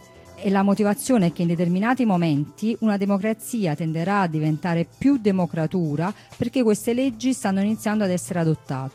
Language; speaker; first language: Italian; native; Italian